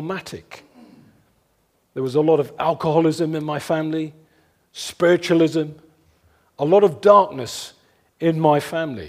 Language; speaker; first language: English; native; English